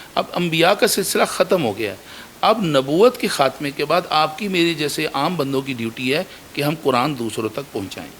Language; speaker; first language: Urdu; native; Urdu